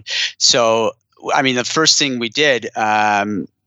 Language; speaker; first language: English; native; English